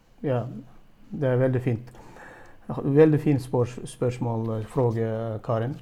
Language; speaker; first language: Norwegian; non-native, fluent; Turkmen